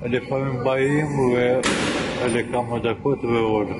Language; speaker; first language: Hebrew; non-native, learner; Russian